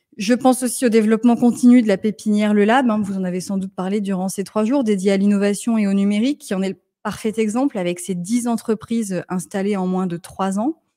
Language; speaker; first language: French; native; French